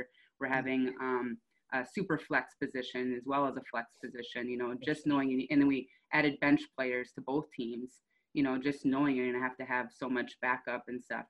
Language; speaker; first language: English; native; English